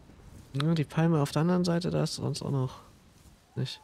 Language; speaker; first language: German; native; German